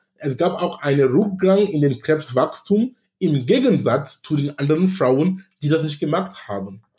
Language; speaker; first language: German; non-native, fluent; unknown